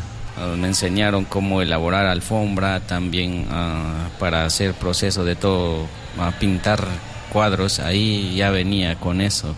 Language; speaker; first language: Spanish; non-native, local second language; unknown